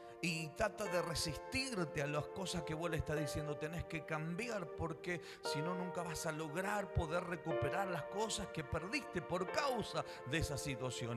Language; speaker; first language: Spanish; native; Spanish